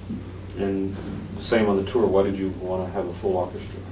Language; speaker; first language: English; native; English